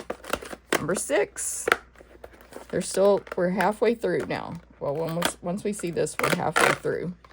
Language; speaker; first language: English; native; English